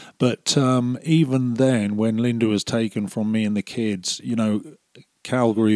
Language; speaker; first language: English; native; English